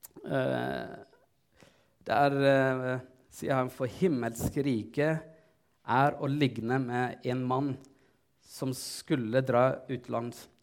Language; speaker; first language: Norwegian; non-native, fluent; Tigrinya